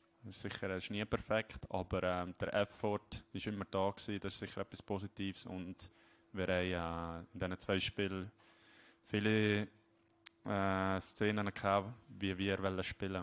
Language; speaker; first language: German; native; German